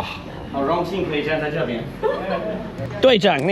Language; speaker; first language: Chinese; non-native, fluent; English